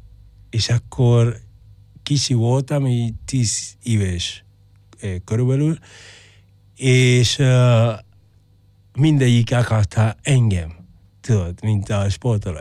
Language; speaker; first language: Hungarian; non-native, fluent; Spanish